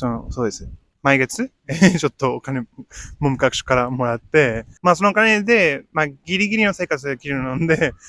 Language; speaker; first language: Japanese; non-native, fluent; Spanish